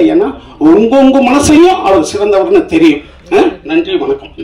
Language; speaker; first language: Tamil; native; Tamil